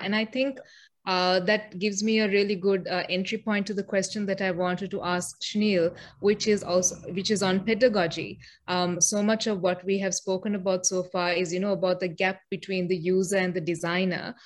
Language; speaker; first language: English; non-native, local second language; Sinhala